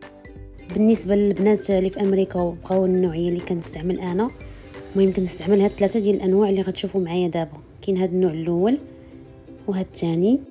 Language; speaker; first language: Arabic; native; Arabic